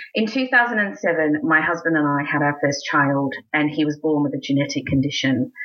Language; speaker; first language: English; native; English